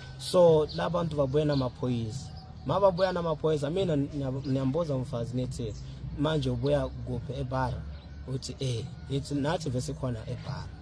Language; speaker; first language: Zulu; non-native, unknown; Nyanja